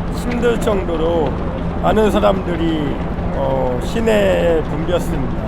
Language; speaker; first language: Korean; native; Korean